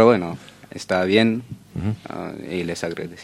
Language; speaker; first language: Spanish; non-native, fluent; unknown